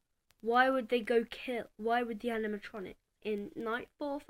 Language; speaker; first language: English; native; English